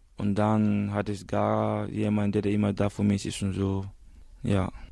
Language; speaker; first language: German; non-native, learner; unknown